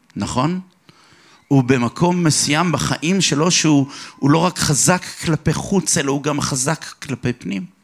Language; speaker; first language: Hebrew; early bilingual, other home language; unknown